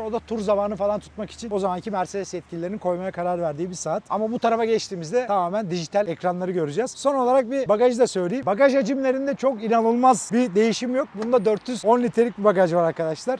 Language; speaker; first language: Turkish; native; Turkish